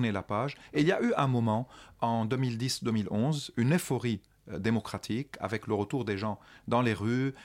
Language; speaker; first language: French; non-native, local second language; Arabic